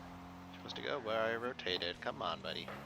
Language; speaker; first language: English; native; English